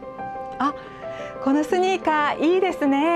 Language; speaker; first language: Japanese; non-native, learner; Korean